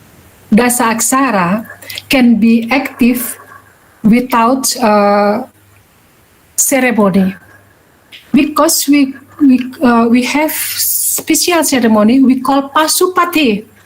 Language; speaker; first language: English; non-native, learner; Balinese